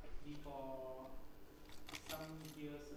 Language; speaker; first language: English; non-native, learner; Vietnamese